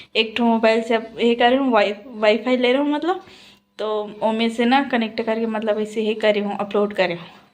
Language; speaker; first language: Hindi; native; Hindi